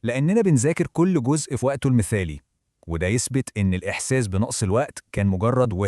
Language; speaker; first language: Arabic; native; Arabic